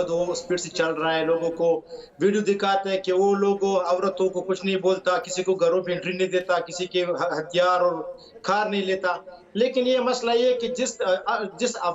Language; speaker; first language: Hindi; non-native, fluent; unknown